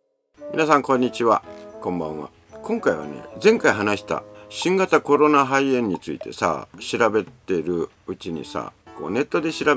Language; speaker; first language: Japanese; native; Japanese